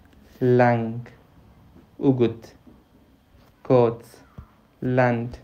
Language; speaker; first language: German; non-native, fluent; Pashto